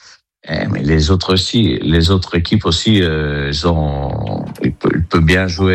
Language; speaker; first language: French; non-native, fluent; Italian